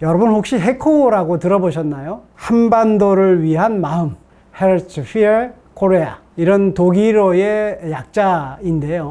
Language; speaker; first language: Korean; native; Korean